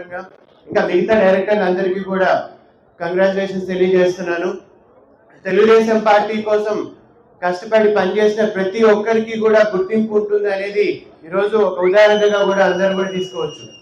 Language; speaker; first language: Telugu; native; Telugu